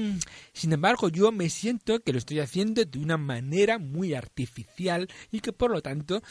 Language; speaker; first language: Spanish; native; Spanish